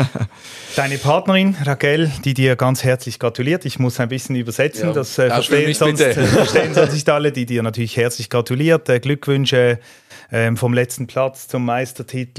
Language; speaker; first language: German; native; German